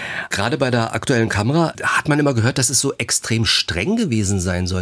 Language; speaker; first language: German; native; German